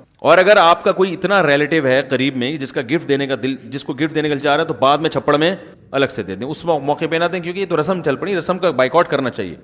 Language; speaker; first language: Urdu; native; Urdu